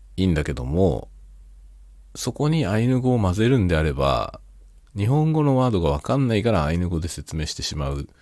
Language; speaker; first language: Japanese; native; Japanese